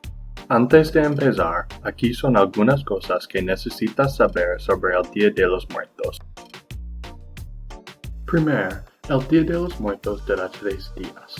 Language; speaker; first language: Spanish; non-native, learner; English